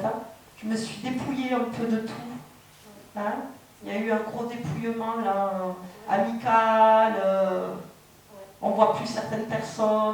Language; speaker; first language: French; native; French